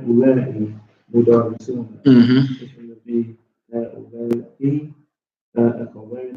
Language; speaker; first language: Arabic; non-native, learner; English